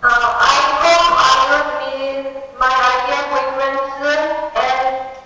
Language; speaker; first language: English; non-native, learner; Korean